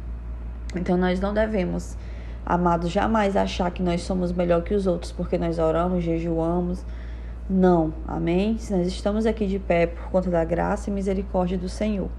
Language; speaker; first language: Portuguese; native; Portuguese